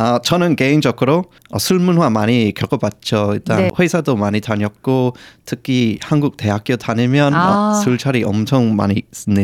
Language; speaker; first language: Korean; non-native, fluent; English